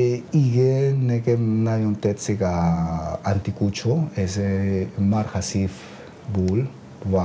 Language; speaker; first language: Hungarian; non-native, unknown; Spanish